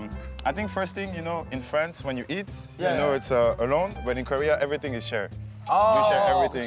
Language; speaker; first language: English; non-native, learner; French